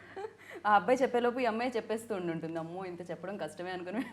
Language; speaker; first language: Telugu; native; Telugu